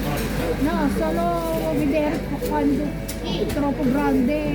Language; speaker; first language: Italian; non-native, learner; Filipino